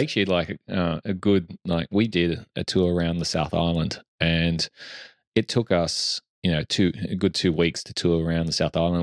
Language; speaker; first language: English; native; English